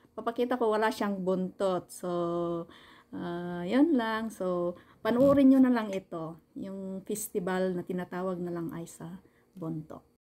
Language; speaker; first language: Filipino; non-native, local second language; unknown